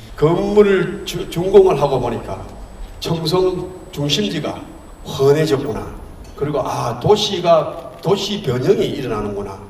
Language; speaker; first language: Korean; native; Korean